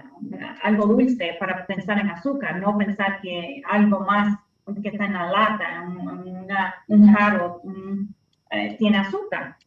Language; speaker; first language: Spanish; early bilingual, heritage; Spanish